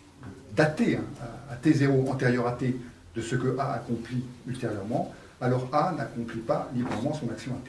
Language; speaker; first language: French; native; French